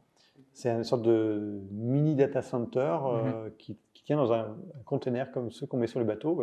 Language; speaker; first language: French; native; French